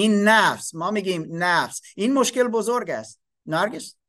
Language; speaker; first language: Persian; non-native, fluent; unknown